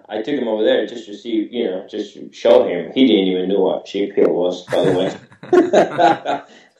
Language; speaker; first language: English; non-native, fluent; Spanish